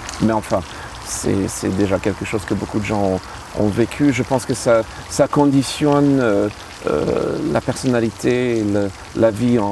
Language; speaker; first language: French; early bilingual, other home language; English